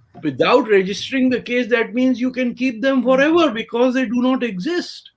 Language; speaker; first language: English; non-native, local second language; Urdu